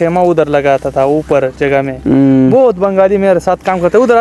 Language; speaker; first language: Hindi; non-native, fluent; Pashto